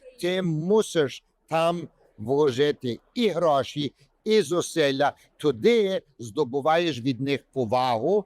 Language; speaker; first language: Ukrainian; early bilingual, heritage; Ukrainian